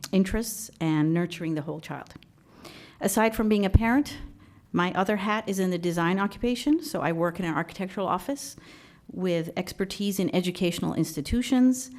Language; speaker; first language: English; early bilingual, other home language; Persian